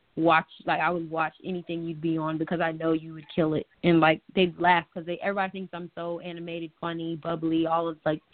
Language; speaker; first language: English; native; English